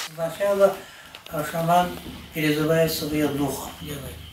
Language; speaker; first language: Russian; non-native, local second language; Yakut